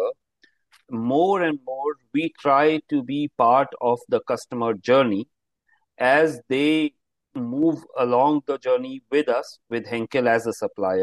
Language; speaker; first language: English; non-native, local second language; Hindi